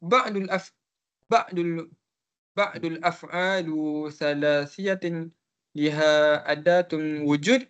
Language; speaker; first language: Arabic; non-native, learner; Malay